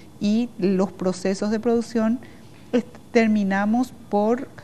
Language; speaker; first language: Spanish; native; Spanish